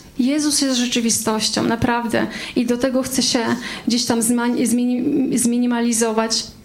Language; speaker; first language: Polish; native; Polish